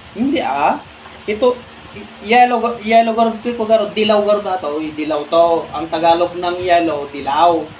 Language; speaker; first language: Filipino; non-native, local second language; Iloko